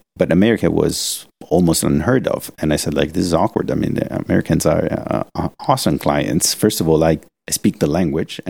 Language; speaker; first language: English; non-native, fluent; Italian